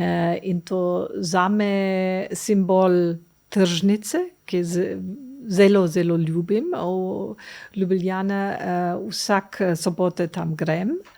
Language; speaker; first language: Slovenian; non-native, learner; German